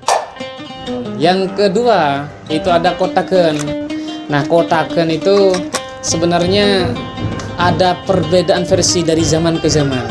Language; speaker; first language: Indonesian; non-native, local second language; Madurese